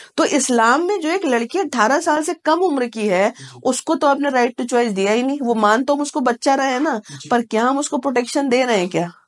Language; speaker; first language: Hindi; native; Hindi